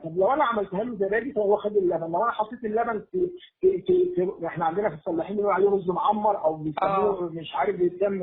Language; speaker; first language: Arabic; native; Arabic